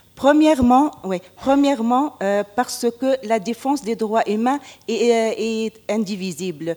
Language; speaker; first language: French; non-native, local second language; Arabic